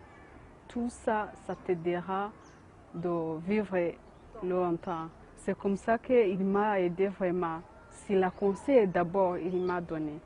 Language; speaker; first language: French; non-native, learner; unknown